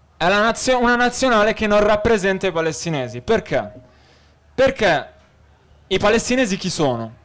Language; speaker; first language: Italian; early bilingual, other home language; Arabic